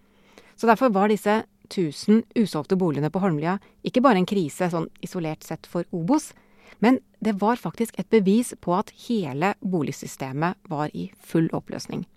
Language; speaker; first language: Norwegian; native; Norwegian